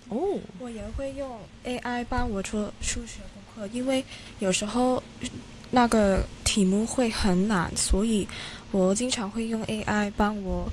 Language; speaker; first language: Chinese; non-native, learner; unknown